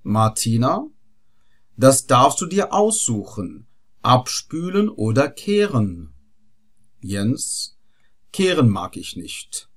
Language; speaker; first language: German; non-native, fluent; Arabic